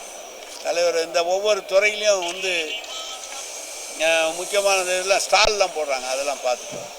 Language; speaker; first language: Tamil; native; Tamil